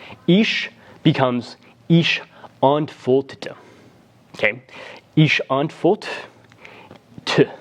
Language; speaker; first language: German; non-native, fluent; English